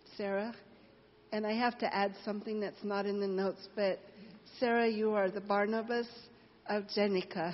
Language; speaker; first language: English; native; English